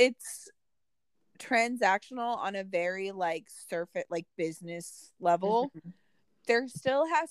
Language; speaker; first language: English; native; English